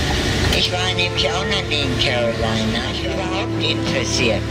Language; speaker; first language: German; non-native, fluent; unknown